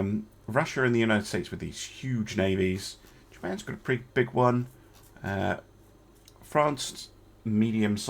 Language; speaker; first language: English; native; English